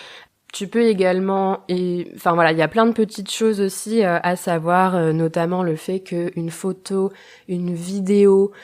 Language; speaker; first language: French; native; French